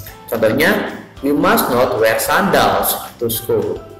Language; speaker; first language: English; non-native, fluent; Indonesian